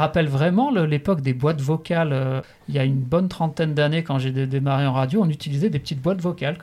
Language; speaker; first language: French; native; French